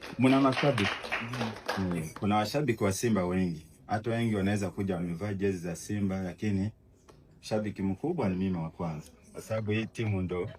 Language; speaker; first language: Swahili; non-native, fluent; Kinyarwanda